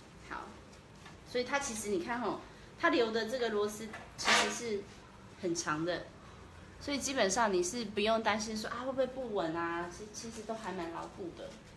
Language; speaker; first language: Chinese; native; Chinese